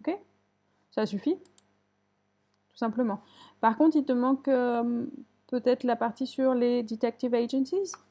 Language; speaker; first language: French; native; French